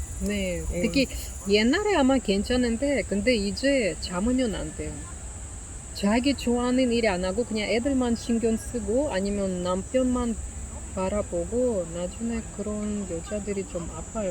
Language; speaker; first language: Korean; non-native, learner; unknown